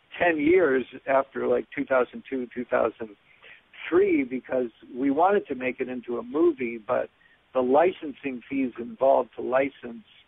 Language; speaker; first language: English; native; English